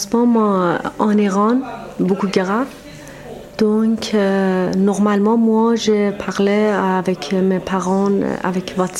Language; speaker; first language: French; non-native, learner; Persian